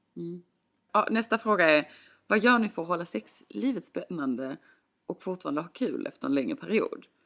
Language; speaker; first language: Swedish; native; Swedish